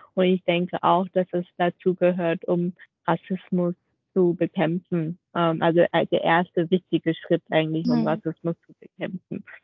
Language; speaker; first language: German; non-native, fluent; Vietnamese